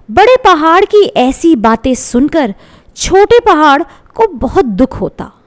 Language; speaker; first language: Hindi; non-native, local second language; Bangla